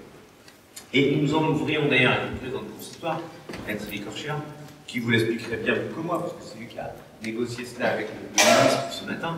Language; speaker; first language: French; native; French